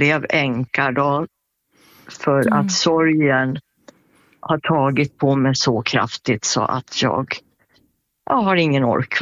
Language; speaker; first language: Swedish; native; Swedish